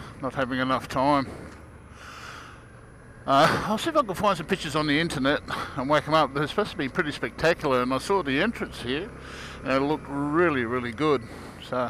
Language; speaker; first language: English; native; English